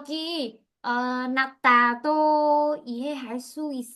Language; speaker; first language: Korean; non-native, learner; Vietnamese